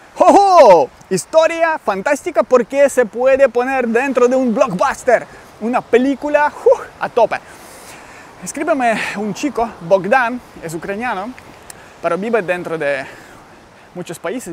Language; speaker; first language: Spanish; non-native, learner; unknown